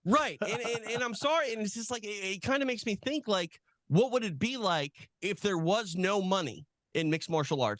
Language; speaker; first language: English; native; English